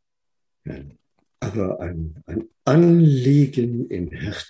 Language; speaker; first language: German; non-native, fluent; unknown